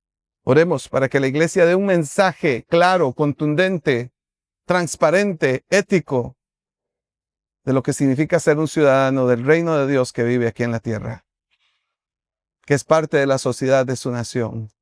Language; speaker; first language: Spanish; native; Spanish